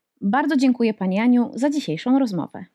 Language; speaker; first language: Polish; native; Polish